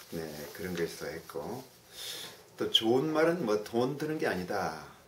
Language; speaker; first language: Korean; native; Korean